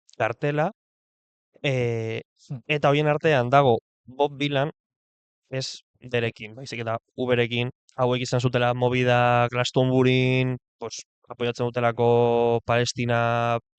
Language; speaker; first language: Basque; non-native, local second language; Spanish